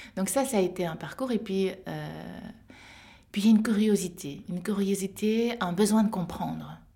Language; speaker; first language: French; native; French